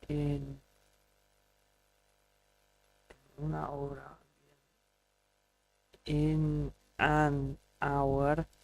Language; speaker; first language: Spanish; non-native, learner; English